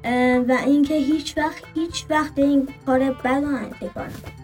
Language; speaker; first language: Persian; native; Persian